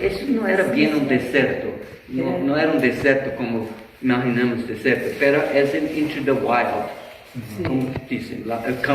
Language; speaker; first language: Spanish; non-native, fluent; Portuguese